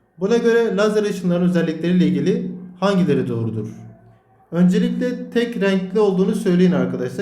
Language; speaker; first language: Turkish; native; Turkish